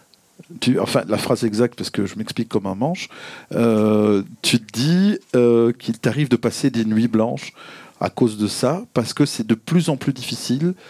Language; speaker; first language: French; native; French